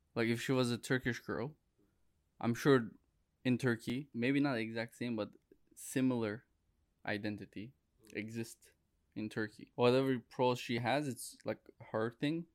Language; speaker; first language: English; non-native, fluent; Turkish